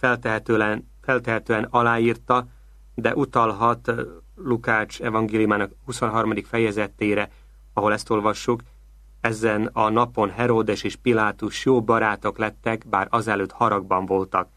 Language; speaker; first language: Hungarian; native; Hungarian